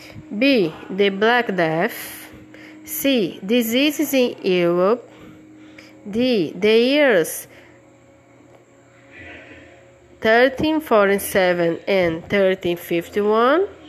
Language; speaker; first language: English; non-native, fluent; Portuguese